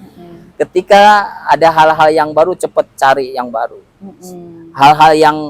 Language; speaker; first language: Indonesian; native; Indonesian